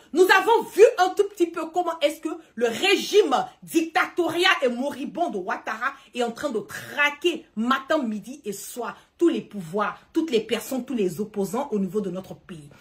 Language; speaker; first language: French; early bilingual, heritage; French